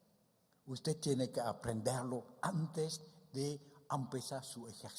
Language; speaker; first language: Spanish; non-native, fluent; Vietnamese